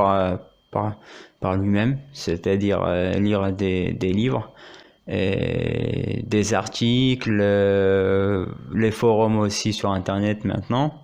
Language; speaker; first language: French; non-native, local second language; Arabic